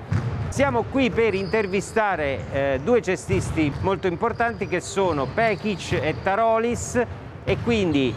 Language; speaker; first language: Italian; native; Italian